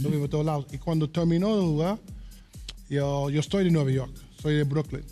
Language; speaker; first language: Spanish; non-native, learner; English